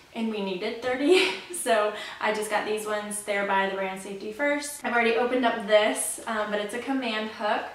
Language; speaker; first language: English; native; English